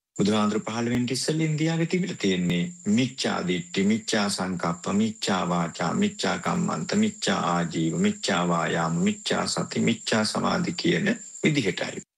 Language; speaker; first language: Sinhala; native; Sinhala